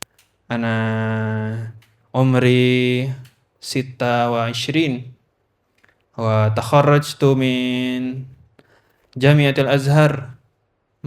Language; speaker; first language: Arabic; non-native, learner; Indonesian